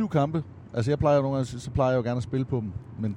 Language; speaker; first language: Danish; native; Danish